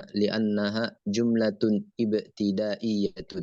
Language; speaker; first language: Arabic; non-native, learner; Indonesian